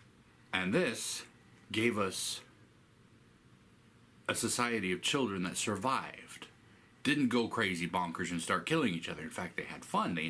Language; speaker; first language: English; native; English